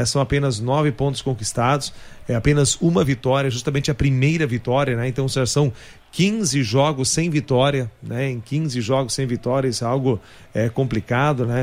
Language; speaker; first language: Portuguese; native; Portuguese